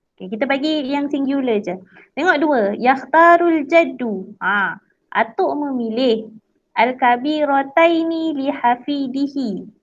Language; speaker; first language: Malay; native; Malay